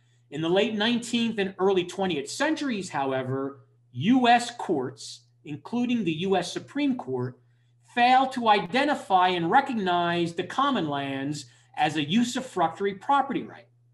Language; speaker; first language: English; native; English